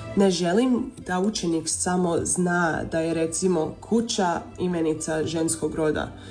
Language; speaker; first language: Serbian; early bilingual, heritage; Croatian